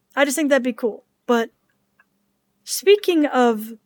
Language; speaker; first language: English; native; English